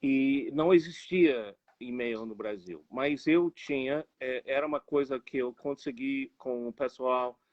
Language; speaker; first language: Portuguese; non-native, fluent; English